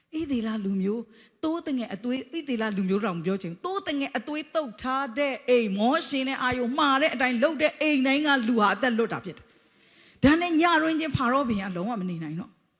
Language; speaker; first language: Burmese; non-native, local second language; Kachin